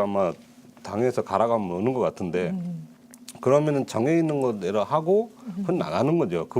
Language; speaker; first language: Korean; non-native, fluent; Nepali